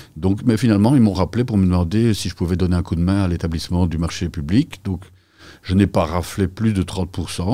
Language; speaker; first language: French; native; French